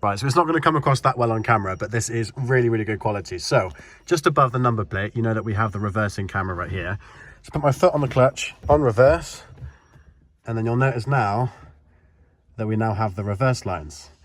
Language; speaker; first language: English; native; English